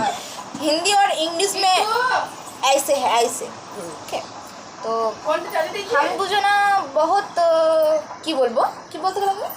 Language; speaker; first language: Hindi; non-native, learner; Bangla